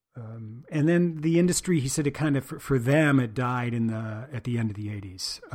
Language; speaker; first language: English; native; English